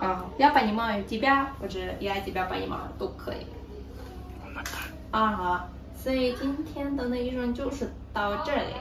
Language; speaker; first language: Chinese; non-native, fluent; Ukrainian